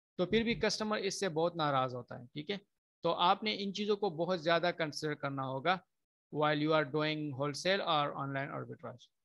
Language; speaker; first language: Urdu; non-native, local second language; Punjabi